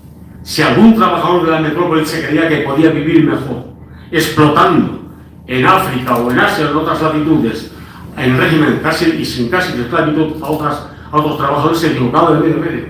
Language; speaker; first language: Spanish; native; Spanish